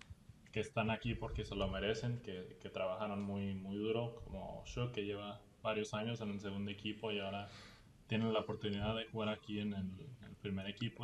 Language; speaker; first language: Spanish; early bilingual, heritage; Spanish